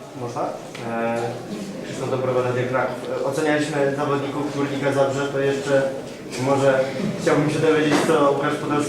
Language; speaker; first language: Polish; native; Polish